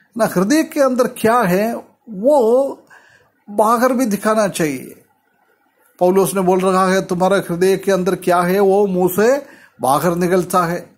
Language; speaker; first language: Hindi; non-native, local second language; Malayalam